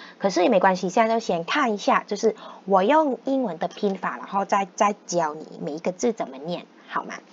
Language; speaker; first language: Chinese; non-native, fluent; Thai